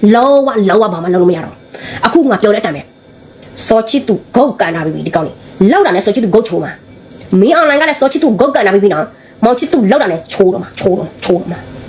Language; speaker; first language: Burmese; non-native, local second language; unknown